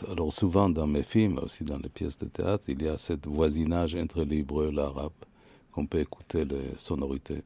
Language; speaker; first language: French; non-native, fluent; Hebrew